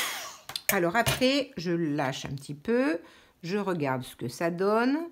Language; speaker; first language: French; native; French